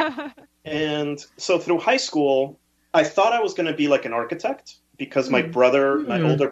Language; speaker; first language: English; early bilingual, other home language; Spanish